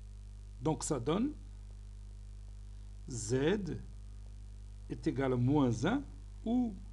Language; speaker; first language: French; non-native, local second language; Arabic